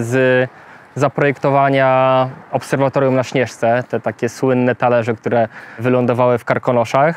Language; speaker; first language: Polish; native; Polish